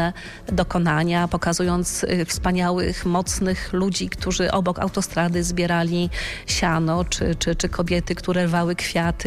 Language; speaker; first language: Polish; native; Polish